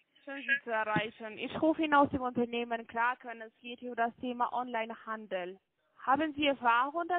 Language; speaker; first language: German; non-native, fluent; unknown